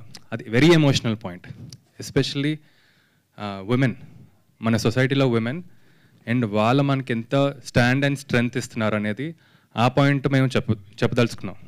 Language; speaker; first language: Telugu; native; Telugu